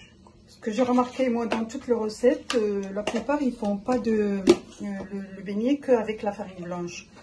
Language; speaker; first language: French; non-native, local second language; Arabic